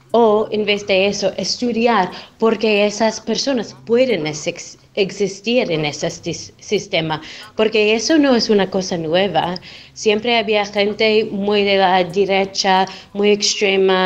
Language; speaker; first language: Spanish; non-native, fluent; English